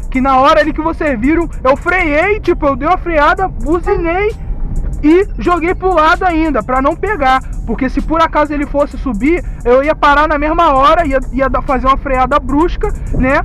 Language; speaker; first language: Portuguese; native; Portuguese